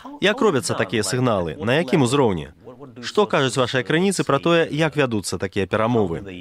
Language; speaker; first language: Belarusian; native; Belarusian